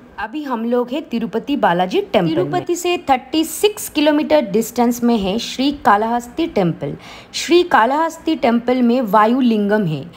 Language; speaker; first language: Hindi; non-native, local second language; Bangla